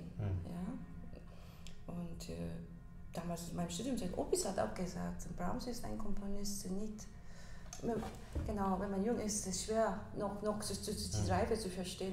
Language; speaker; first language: German; non-native, fluent; Korean